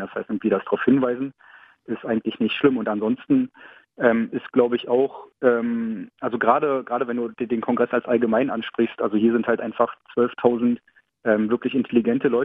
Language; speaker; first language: German; native; German